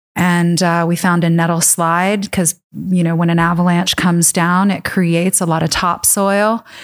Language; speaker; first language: English; native; English